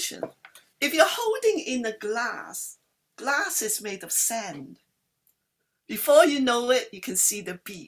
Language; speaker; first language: English; non-native, local second language; Cantonese